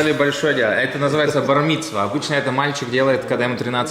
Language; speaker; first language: Russian; native; Russian